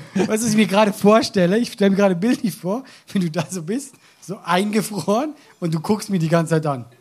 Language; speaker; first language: German; native; German